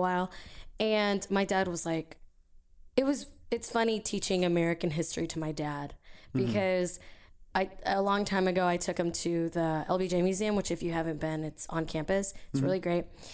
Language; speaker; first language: English; early bilingual, other home language; Spanish